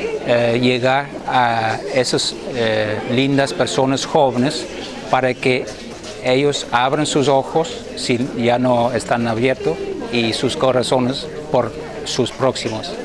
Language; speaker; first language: Spanish; non-native, fluent; Dutch